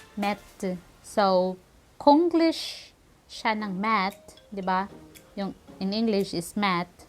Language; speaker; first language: Filipino; native; Filipino